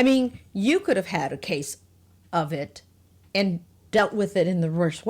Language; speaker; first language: English; native; English